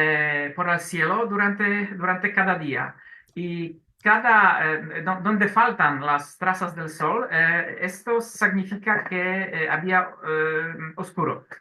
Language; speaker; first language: Spanish; non-native, learner; Polish